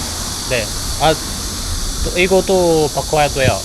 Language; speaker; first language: Korean; non-native, learner; Arabic